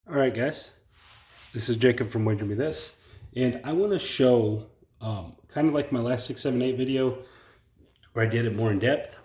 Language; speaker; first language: English; native; English